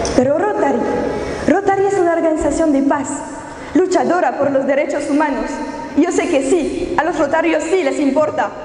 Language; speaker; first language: Spanish; non-native, fluent; French